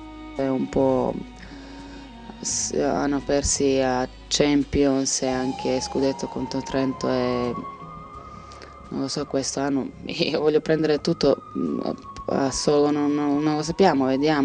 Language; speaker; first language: Italian; non-native, learner; Serbian